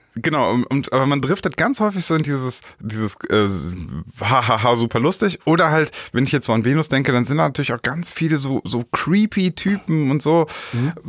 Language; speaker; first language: German; native; German